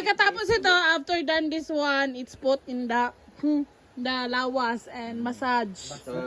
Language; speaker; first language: English; non-native, learner; Cebuano